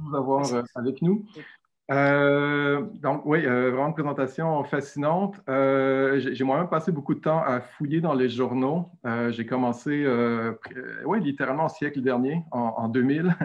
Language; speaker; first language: French; native; French